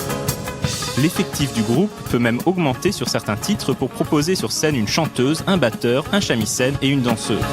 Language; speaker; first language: French; native; French